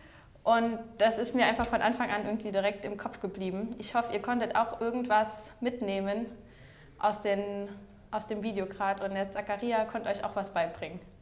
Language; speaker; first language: German; native; German